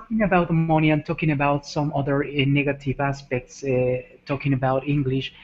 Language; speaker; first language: English; non-native, fluent; Spanish